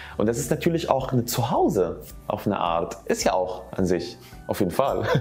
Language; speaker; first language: German; non-native, fluent; Arabic